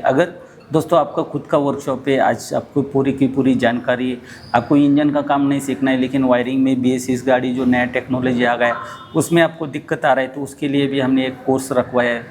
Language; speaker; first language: Hindi; non-native, local second language; Marathi